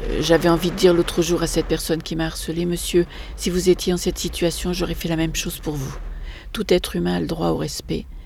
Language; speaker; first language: French; native; French